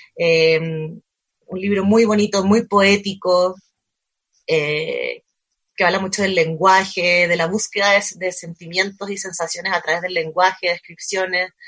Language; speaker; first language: Spanish; native; Spanish